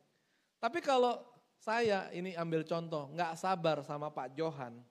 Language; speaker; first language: Indonesian; native; Indonesian